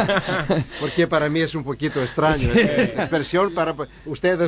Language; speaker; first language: Spanish; non-native, learner; Greek